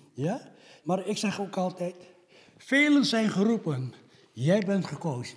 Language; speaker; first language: Dutch; early bilingual, other home language; Malay